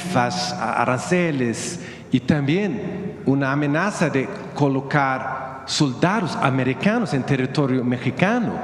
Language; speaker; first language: Spanish; non-native, fluent; Swedish